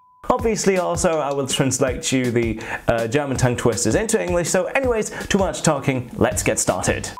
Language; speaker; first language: English; non-native, fluent; German